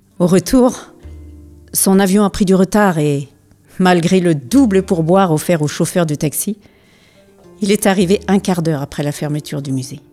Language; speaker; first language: French; native; French